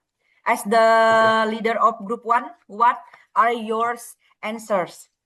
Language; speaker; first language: English; non-native, fluent; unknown